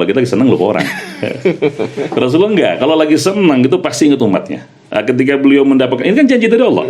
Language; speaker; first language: Indonesian; native; Indonesian